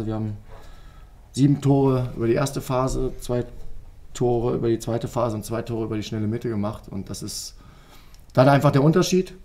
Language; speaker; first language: German; native; German